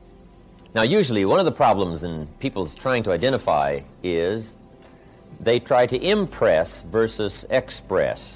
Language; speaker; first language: English; native; English